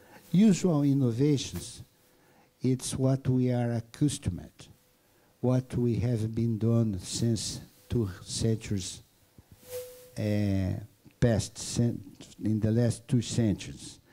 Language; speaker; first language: English; non-native, learner; Portuguese